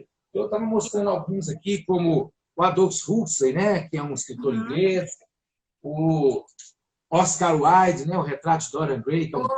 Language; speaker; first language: Portuguese; native; Portuguese